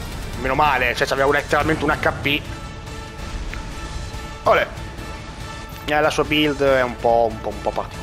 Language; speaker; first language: Italian; native; Italian